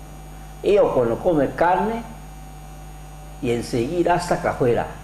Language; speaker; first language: Spanish; non-native, learner; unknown